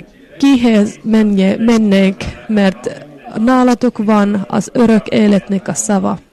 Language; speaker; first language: Hungarian; non-native, fluent; Finnish